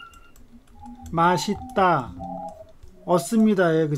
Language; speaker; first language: Korean; native; Korean